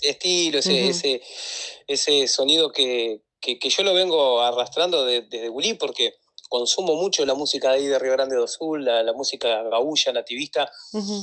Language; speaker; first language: Spanish; native; Spanish